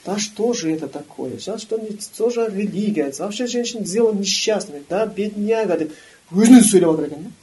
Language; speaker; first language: Russian; non-native, local second language; Kazakh